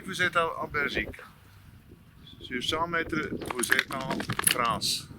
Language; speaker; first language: French; non-native, local second language; Dutch